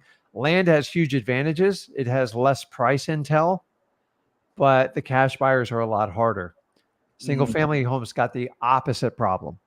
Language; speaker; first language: English; native; English